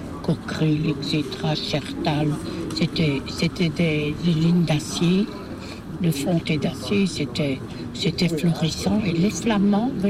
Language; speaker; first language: French; native; French